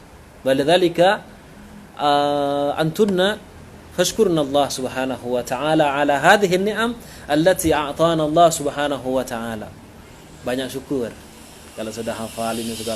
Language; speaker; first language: Arabic; non-native, fluent; Indonesian